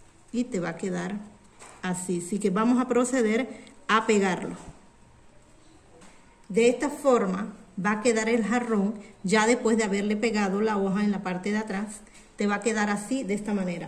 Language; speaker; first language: Spanish; native; Spanish